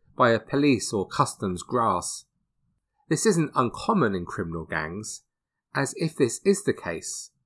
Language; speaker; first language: English; native; English